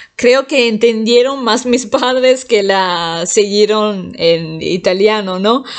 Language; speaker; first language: Spanish; non-native, fluent; Italian